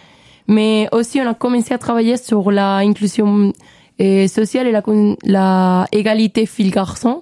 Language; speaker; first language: French; non-native, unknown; Spanish